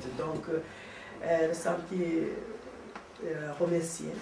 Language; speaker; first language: French; non-native, learner; Japanese